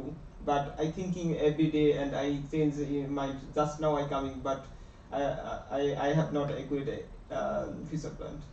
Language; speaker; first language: English; non-native, learner; Bangla